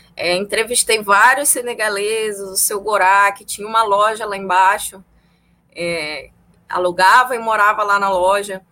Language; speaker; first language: Portuguese; native; Portuguese